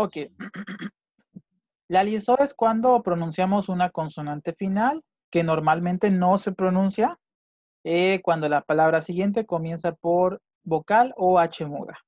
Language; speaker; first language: Spanish; native; Spanish